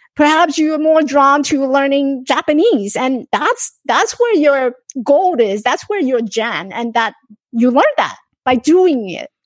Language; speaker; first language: English; non-native, fluent; Chinese